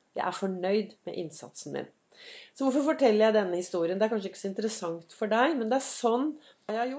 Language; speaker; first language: Norwegian; native; Norwegian